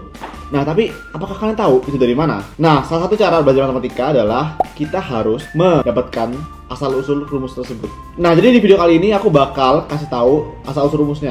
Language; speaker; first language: Indonesian; native; Indonesian